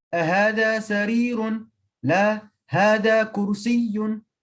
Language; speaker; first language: Arabic; non-native, learner; English